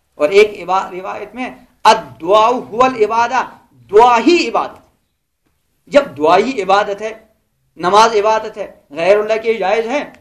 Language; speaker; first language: Urdu; non-native, local second language; Kashmiri